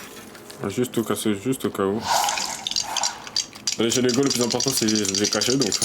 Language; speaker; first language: French; native; French